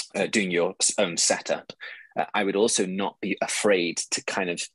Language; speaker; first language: English; native; English